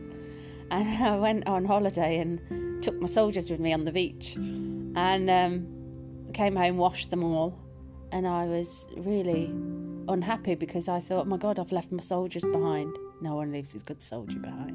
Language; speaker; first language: English; native; English